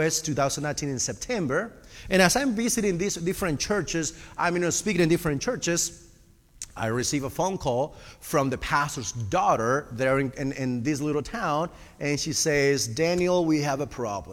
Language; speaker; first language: English; non-native, fluent; Spanish